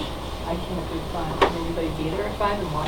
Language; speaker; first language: English; native; English